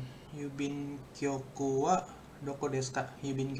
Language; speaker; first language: Japanese; non-native, fluent; Indonesian